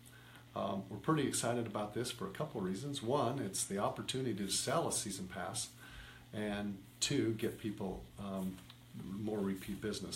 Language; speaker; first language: English; native; English